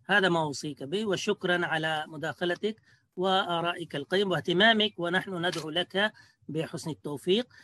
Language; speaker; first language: Arabic; non-native, fluent; Urdu